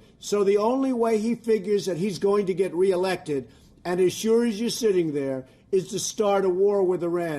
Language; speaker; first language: English; native; English